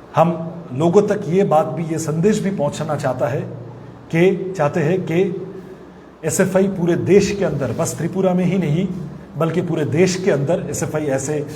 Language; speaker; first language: Hindi; non-native, local second language; Bangla